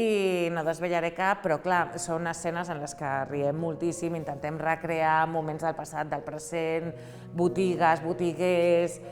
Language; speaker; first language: Catalan; native; Catalan